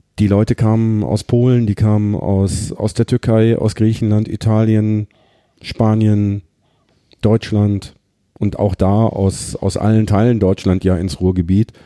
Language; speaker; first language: German; native; German